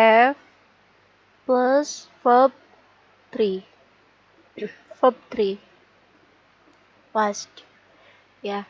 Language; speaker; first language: English; non-native, learner; Indonesian